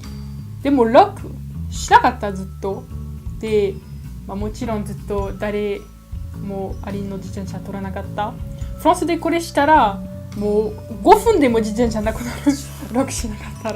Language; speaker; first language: Japanese; non-native, learner; French